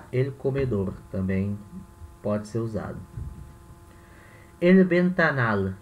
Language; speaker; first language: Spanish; non-native, fluent; Portuguese